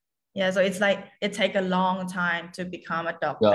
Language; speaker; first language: English; non-native, fluent; Khmer